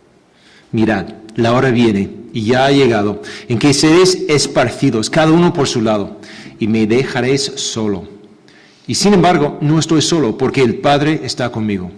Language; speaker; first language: Spanish; non-native, fluent; English